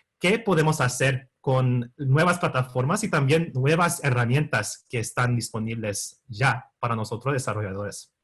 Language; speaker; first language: Spanish; non-native, fluent; English